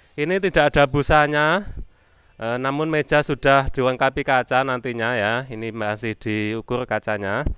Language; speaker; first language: Indonesian; non-native, local second language; Javanese